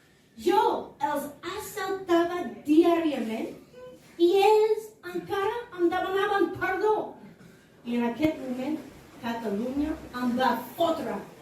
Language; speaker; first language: Catalan; non-native, fluent; English